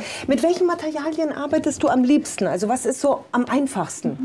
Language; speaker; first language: German; native; German